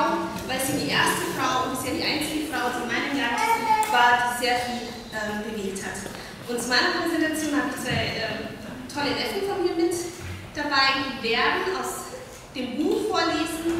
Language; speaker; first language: German; non-native, fluent; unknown